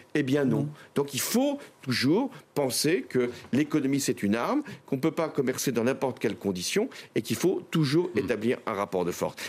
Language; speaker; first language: French; native; French